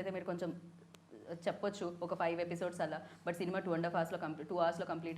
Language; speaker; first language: Telugu; native; Telugu